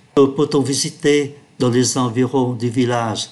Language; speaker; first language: French; non-native, fluent; Vietnamese